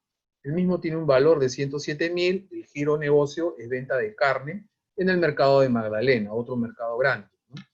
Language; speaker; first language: Spanish; native; Spanish